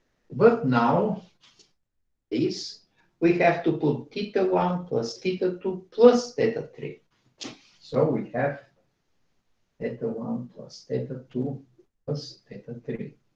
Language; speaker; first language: English; non-native, fluent; Bulgarian